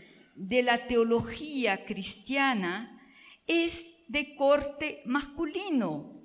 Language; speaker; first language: Spanish; non-native, fluent; Portuguese